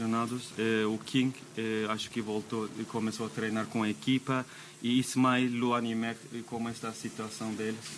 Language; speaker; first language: Portuguese; non-native, fluent; Turkish